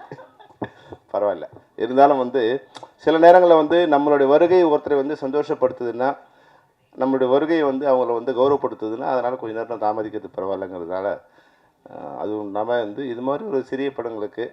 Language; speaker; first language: Tamil; native; Tamil